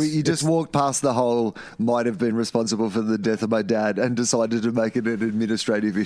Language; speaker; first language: English; native; English